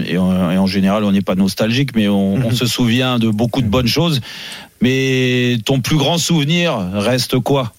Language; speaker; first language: French; native; French